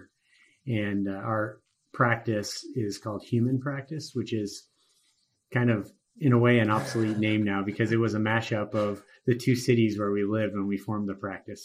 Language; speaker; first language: English; native; English